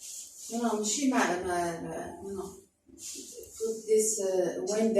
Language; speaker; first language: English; non-native, learner; Arabic